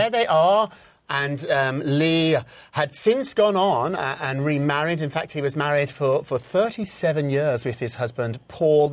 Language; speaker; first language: English; native; English